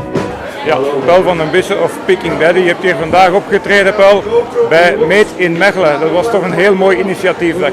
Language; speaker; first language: Dutch; native; Dutch